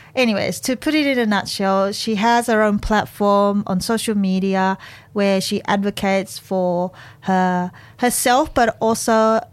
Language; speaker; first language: English; non-native, fluent; Japanese